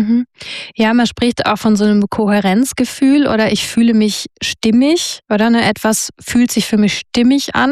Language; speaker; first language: German; native; German